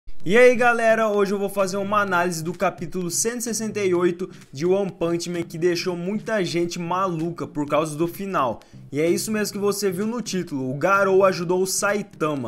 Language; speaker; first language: Portuguese; native; Portuguese